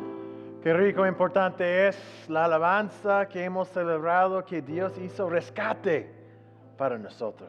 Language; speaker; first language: Spanish; non-native, fluent; English